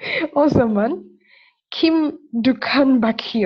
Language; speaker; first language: Turkish; non-native, learner; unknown